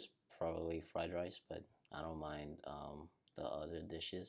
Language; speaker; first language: English; non-native, local second language; Yoruba